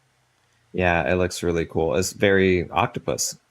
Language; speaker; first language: English; native; English